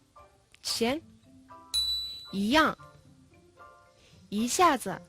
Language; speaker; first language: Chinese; non-native, fluent; Mongolian